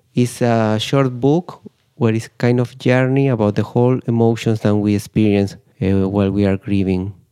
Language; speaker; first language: English; non-native, fluent; Spanish